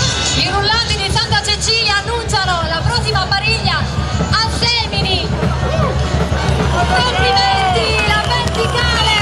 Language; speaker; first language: Italian; native; Italian